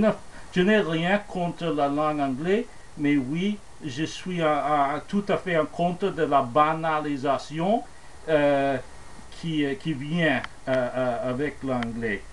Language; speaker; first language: French; non-native, fluent; English